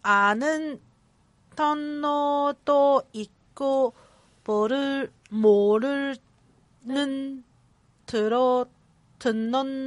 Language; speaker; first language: Korean; non-native, learner; Cantonese